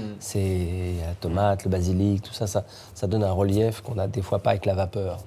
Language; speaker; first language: French; native; French